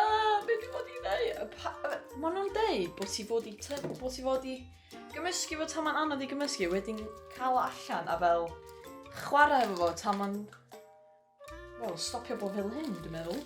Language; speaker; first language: Welsh; native; Welsh